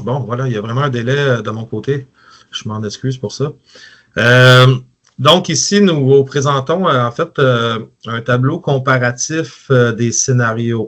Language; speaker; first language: French; native; French